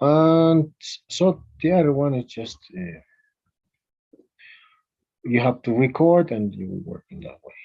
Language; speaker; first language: English; non-native, fluent; Spanish